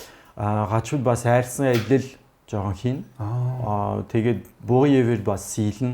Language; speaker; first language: Mongolian; non-native, fluent; French